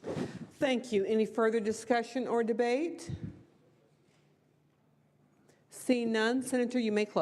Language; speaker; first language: English; native; English